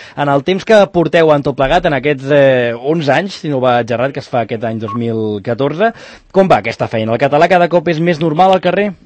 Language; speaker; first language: Catalan; native; Catalan